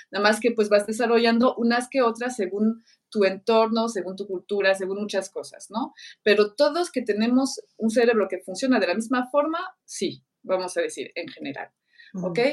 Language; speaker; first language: Spanish; non-native, fluent; French